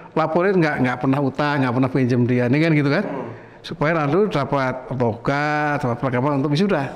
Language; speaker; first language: Indonesian; native; Indonesian